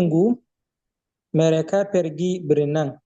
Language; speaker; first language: Indonesian; non-native, learner; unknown